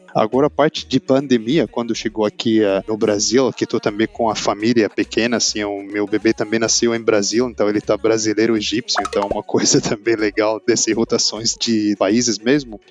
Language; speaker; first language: Portuguese; non-native, learner; Arabic